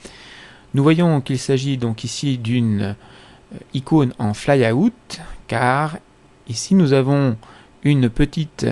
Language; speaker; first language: French; native; French